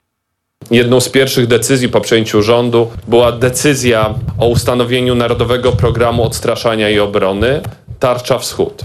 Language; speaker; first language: Polish; native; Polish